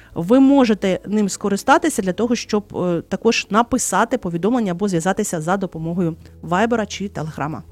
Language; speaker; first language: Ukrainian; native; Ukrainian